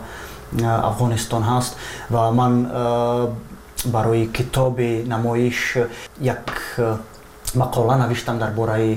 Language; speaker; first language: Persian; non-native, fluent; Czech